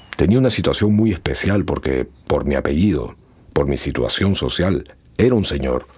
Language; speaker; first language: Spanish; non-native, local second language; Quechua